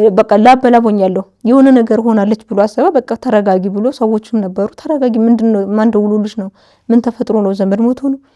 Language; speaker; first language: Amharic; native; Amharic